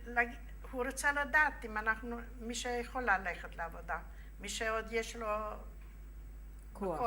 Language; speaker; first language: Hebrew; non-native, fluent; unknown